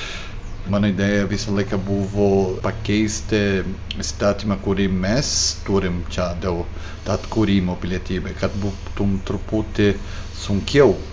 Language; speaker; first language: Lithuanian; early bilingual, heritage; Portuguese